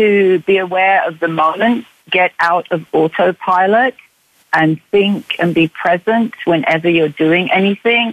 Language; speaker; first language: English; native; English